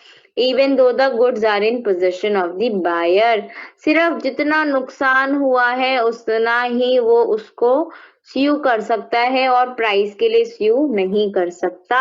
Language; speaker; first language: Hindi; native; Hindi